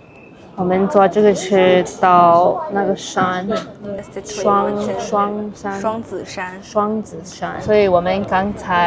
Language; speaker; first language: Chinese; non-native, learner; English